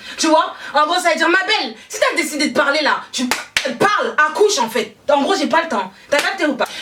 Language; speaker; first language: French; early bilingual, other home language; Fula